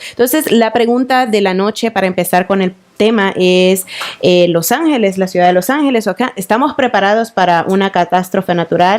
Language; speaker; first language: Spanish; native; Spanish